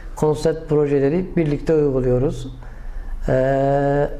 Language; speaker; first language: Turkish; native; Turkish